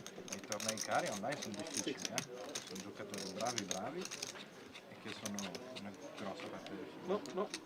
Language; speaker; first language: Italian; native; Italian